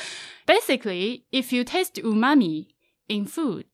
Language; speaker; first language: English; non-native, fluent; Chinese